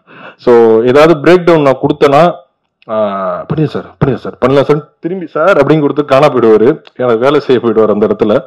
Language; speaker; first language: Tamil; native; Tamil